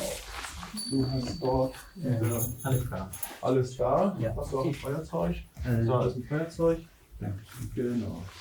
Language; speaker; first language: German; native; German